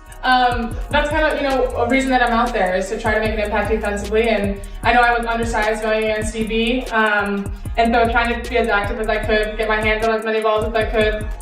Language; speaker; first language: English; native; English